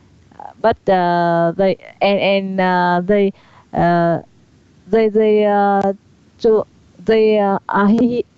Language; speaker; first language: English; non-native, learner; Vietnamese